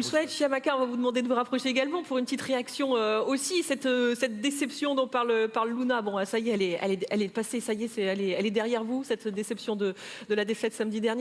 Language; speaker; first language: French; native; French